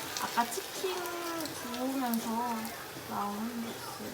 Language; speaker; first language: Korean; non-native, fluent; French